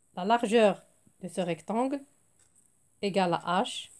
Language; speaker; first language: French; non-native, local second language; Arabic